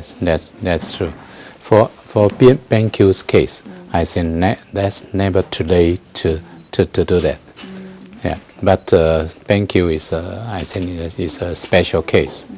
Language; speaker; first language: English; non-native, fluent; Chinese